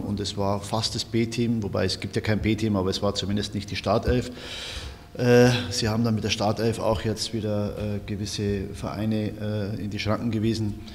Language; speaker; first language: German; native; German